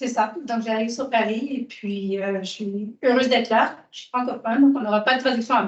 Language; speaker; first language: French; native; French